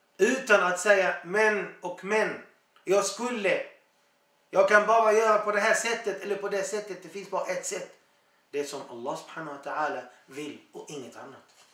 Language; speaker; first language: Swedish; non-native, fluent; Arabic